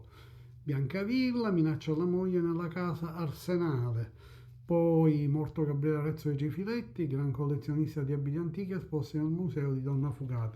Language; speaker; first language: Italian; native; Italian